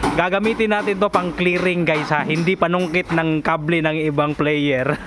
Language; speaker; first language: Filipino; native; Filipino